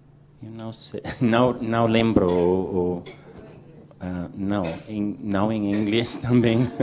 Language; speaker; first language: Portuguese; non-native, learner; English